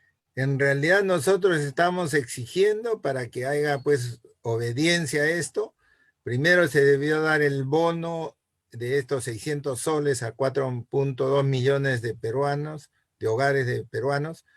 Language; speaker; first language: Spanish; native; Spanish